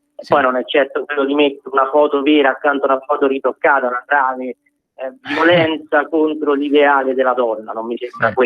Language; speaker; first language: Italian; native; Italian